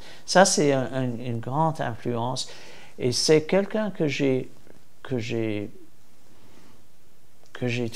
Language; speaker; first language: French; non-native, fluent; English